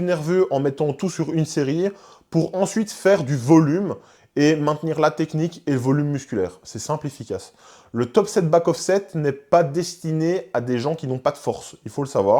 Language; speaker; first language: French; native; French